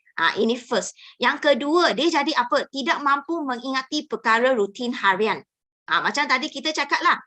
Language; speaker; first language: Malay; non-native, local second language; Chinese